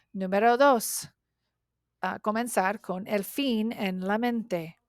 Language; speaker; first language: Spanish; non-native, learner; English